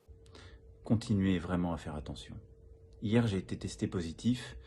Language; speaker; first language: French; native; French